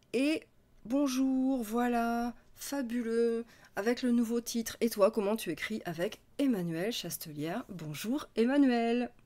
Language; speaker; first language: French; native; French